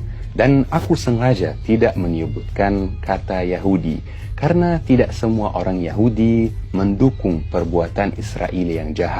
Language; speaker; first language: Indonesian; non-native, fluent; Arabic